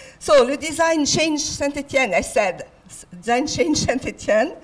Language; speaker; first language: English; non-native, fluent; French